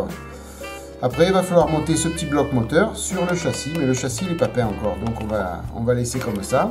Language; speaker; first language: French; native; French